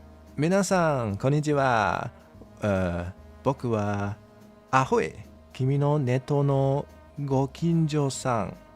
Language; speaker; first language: Japanese; non-native, learner; Min Nan Chinese